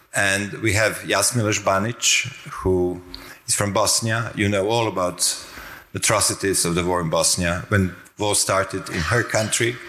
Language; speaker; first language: English; non-native, fluent; Croatian